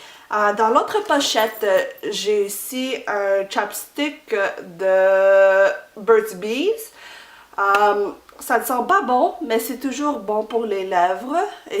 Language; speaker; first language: French; non-native, fluent; English